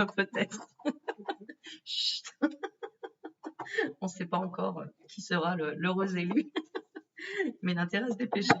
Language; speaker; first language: French; native; French